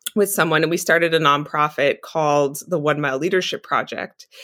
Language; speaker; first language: English; native; English